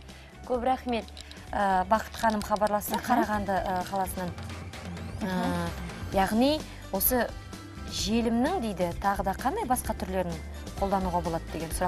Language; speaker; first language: Kazakh; native; Kazakh